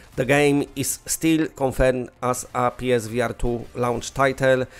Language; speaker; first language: English; non-native, fluent; Polish